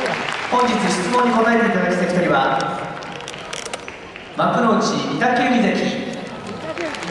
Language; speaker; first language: Japanese; native; Japanese